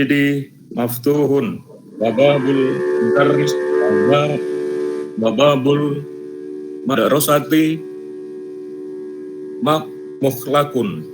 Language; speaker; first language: Arabic; non-native, learner; Indonesian